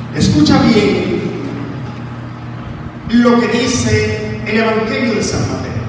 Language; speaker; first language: Spanish; native; Spanish